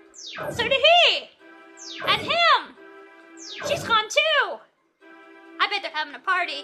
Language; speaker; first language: English; native; English